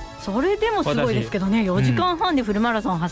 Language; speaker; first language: Japanese; native; Japanese